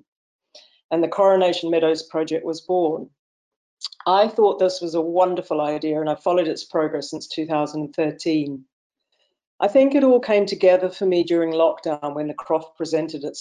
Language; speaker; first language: English; native; English